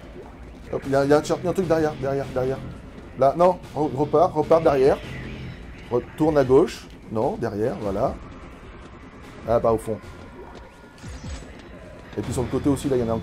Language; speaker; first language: French; native; French